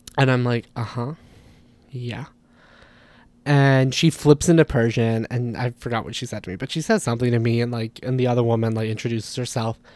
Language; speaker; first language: English; native; English